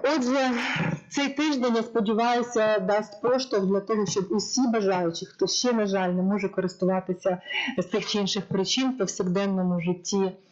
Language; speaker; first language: Ukrainian; native; Ukrainian